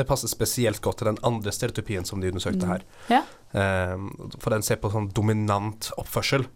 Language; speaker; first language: Norwegian; native; Norwegian